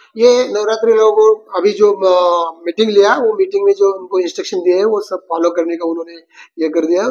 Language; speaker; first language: Hindi; non-native, local second language; Marathi